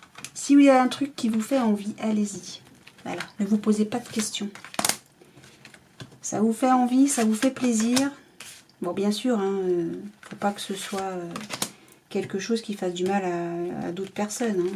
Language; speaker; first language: French; native; French